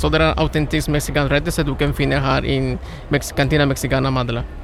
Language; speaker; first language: Norwegian; non-native, learner; Spanish